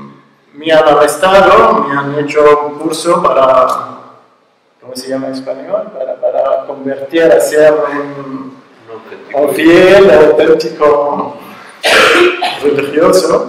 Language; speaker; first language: Spanish; non-native, learner; Arabic